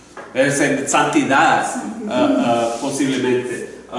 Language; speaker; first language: Spanish; non-native, learner; English